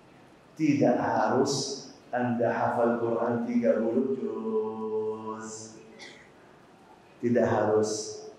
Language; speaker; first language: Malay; non-native, fluent; Arabic